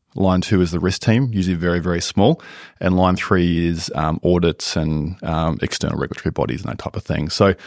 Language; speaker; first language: English; native; English